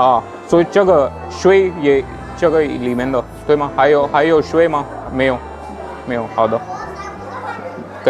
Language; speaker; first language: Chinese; non-native, learner; Hindi